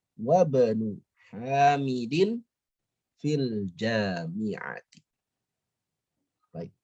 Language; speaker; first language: Arabic; non-native, fluent; Indonesian